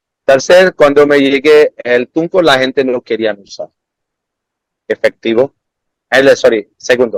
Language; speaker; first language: Spanish; non-native, learner; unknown